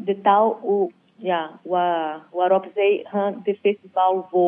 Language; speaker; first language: Dutch; non-native, learner; Portuguese